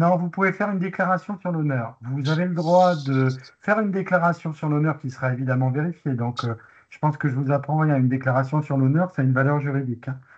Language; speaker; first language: French; native; French